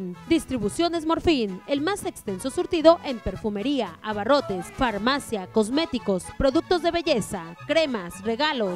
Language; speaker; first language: Spanish; native; Spanish